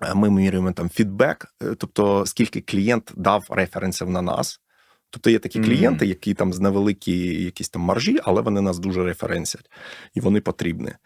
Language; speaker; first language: Ukrainian; non-native, local second language; Russian